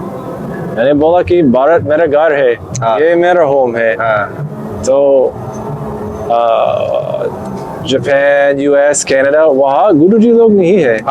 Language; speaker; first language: Hindi; non-native, learner; English